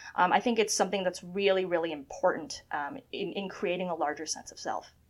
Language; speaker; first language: English; early bilingual, other home language; Chinese